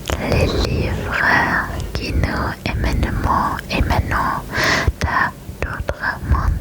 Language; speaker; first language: French; non-native, learner; German